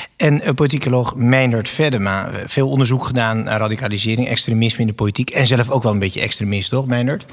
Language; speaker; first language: Dutch; native; Dutch